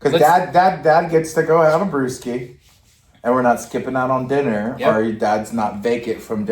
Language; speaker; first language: English; native; English